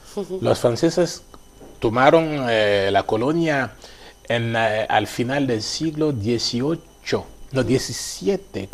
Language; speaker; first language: Spanish; non-native, fluent; Haitian Creole